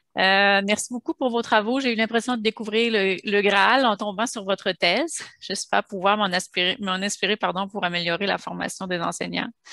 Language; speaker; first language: French; native; French